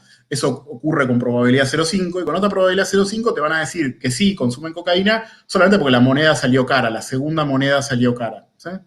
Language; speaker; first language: Spanish; native; Spanish